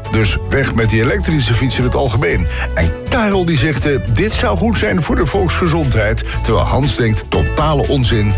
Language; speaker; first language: Dutch; native; Dutch